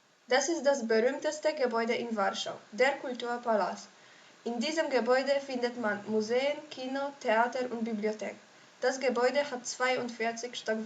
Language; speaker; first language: German; non-native, learner; Polish